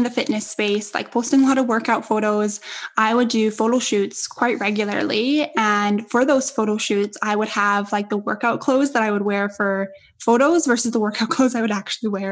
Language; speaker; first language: English; native; English